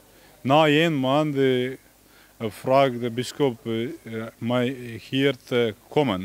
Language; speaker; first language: Dutch; non-native, learner; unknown